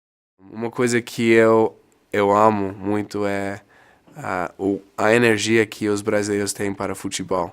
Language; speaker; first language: Portuguese; non-native, fluent; English